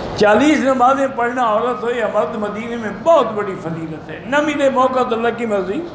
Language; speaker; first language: Urdu; non-native, local second language; Punjabi